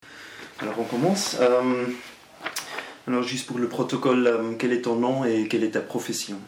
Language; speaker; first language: French; non-native, local second language; German